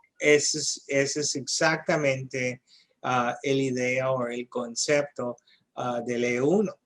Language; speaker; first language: Spanish; non-native, fluent; English